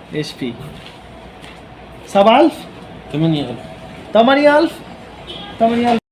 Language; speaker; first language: Arabic; non-native, learner; Bangla